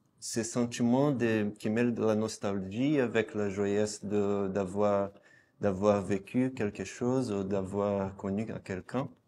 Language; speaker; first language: French; non-native, fluent; Portuguese